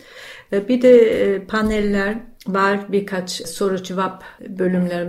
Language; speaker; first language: Turkish; non-native, fluent; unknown